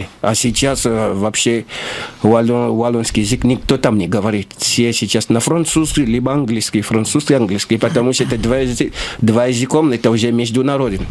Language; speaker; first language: Russian; non-native, learner; Lingala